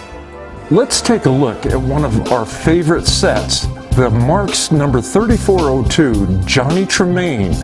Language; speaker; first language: English; native; English